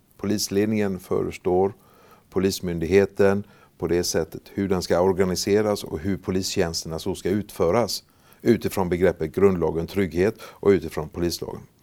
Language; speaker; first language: Swedish; native; Swedish